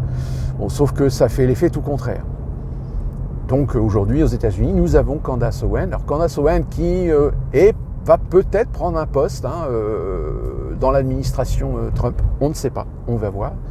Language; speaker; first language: French; native; French